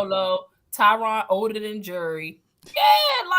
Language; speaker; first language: English; native; English